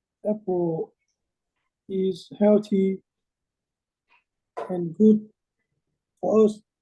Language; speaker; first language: English; non-native, learner; Vietnamese